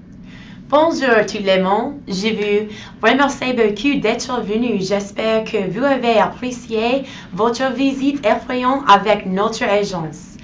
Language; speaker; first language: French; non-native, learner; English